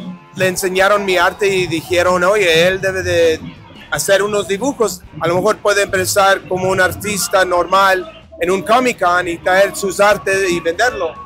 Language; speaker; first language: Spanish; non-native, fluent; English